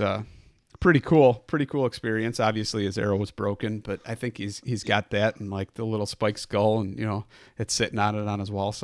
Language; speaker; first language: English; native; English